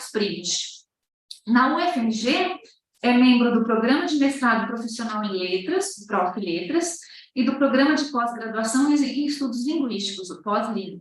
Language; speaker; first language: Portuguese; native; Portuguese